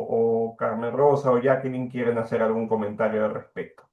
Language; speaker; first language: Spanish; native; Spanish